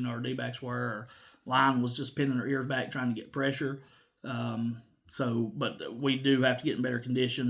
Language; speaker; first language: English; native; English